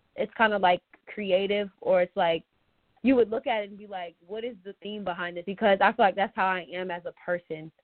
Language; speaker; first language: English; native; English